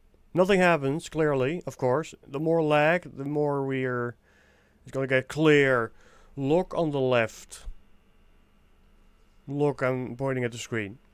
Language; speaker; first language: English; non-native, fluent; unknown